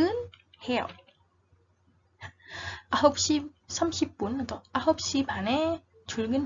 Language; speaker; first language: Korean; non-native, fluent; Indonesian